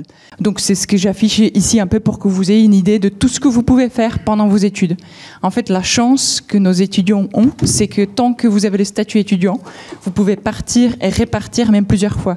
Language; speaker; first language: French; native; French